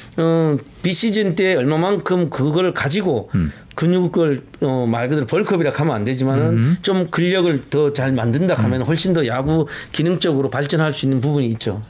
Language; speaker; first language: Korean; native; Korean